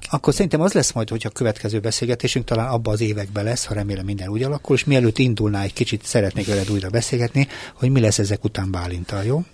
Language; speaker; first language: Hungarian; native; Hungarian